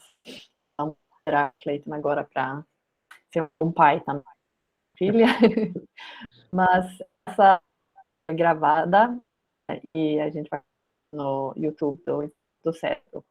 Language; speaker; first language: Portuguese; non-native, fluent; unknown